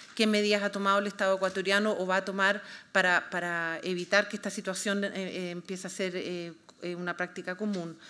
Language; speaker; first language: Spanish; native; Spanish